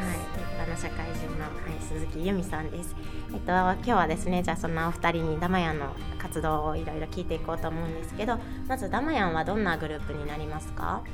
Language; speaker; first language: Japanese; native; Japanese